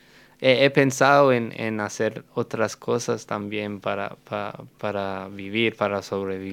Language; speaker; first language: Spanish; non-native, fluent; English